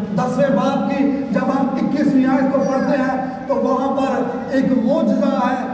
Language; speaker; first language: Urdu; non-native, local second language; Punjabi